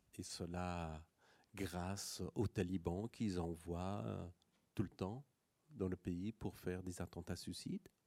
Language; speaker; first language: French; non-native, fluent; Persian